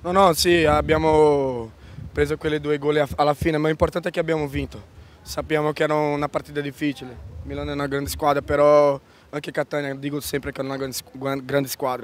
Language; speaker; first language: Italian; non-native, fluent; Portuguese